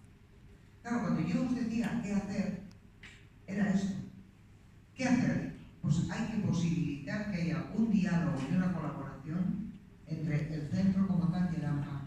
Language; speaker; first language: Spanish; native; Spanish